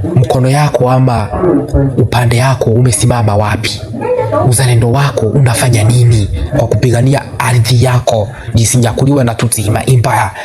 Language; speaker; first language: Swahili; non-native, local second language; Kinyarwanda